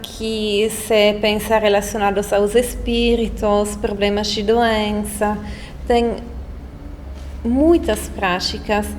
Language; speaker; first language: Portuguese; non-native, fluent; Italian